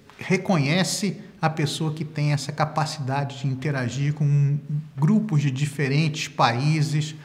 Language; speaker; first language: Portuguese; native; Portuguese